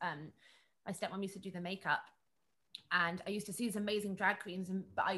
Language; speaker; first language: English; native; English